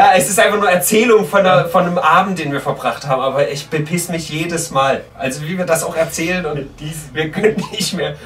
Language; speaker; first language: German; native; German